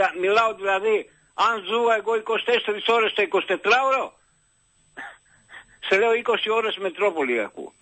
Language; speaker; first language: Greek; non-native, learner; Albanian